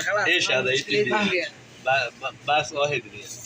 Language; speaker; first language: Arabic; non-native, learner; Bangla